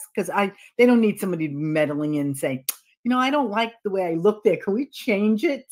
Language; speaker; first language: English; native; English